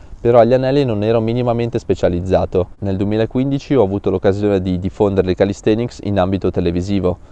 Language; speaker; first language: Italian; early bilingual, other home language; Russian